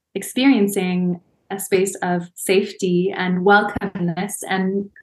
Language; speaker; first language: English; native; English